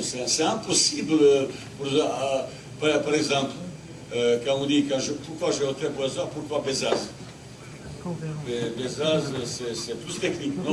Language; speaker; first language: French; non-native, learner; Bosnian